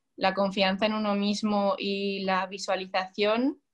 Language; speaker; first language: Spanish; native; Spanish